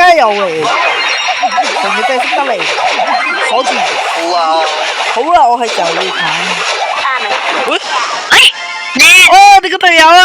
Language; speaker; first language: Chinese; early bilingual, heritage; Cantonese